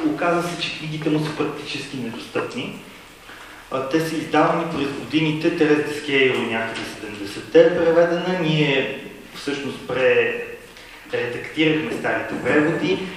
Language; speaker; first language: Bulgarian; native; Bulgarian